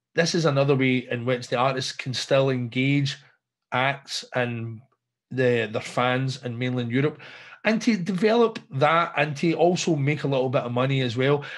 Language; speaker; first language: English; native; English